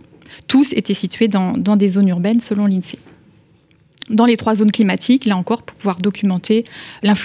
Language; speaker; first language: French; native; French